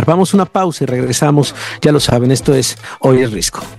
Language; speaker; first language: Spanish; native; Spanish